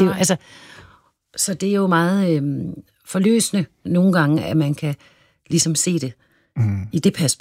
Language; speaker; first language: Danish; native; Danish